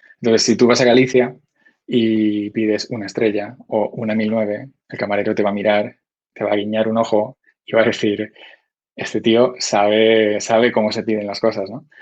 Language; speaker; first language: Spanish; native; Spanish